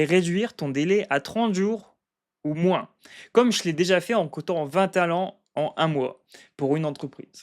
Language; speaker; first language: French; native; French